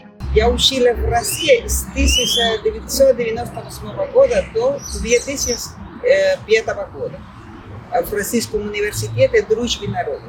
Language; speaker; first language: Russian; non-native, fluent; Spanish